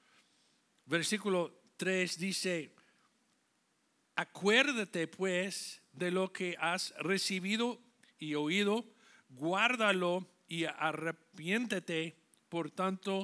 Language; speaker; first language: Spanish; non-native, fluent; English